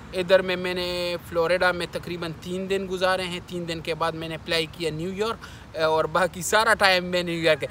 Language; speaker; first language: Urdu; non-native, local second language; Pashto